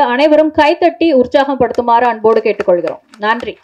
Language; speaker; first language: Tamil; native; Tamil